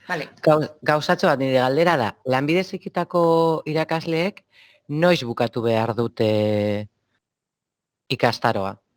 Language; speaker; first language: Basque; non-native, local second language; Spanish